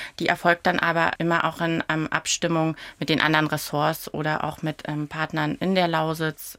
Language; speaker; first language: German; non-native, local second language; Upper Sorbian